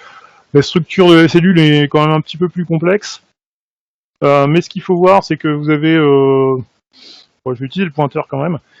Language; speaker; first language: French; native; French